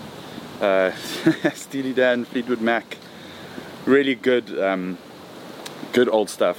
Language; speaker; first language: English; native; English